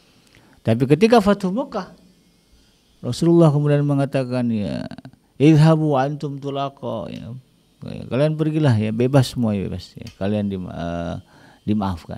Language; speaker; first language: Indonesian; native; Indonesian